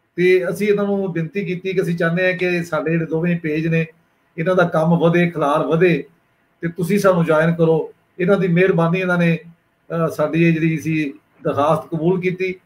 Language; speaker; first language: Punjabi; native; Punjabi